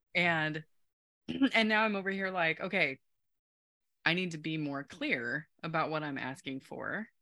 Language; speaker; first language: English; native; English